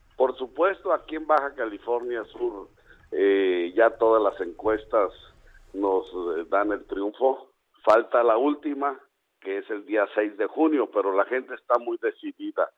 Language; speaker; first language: Spanish; native; Spanish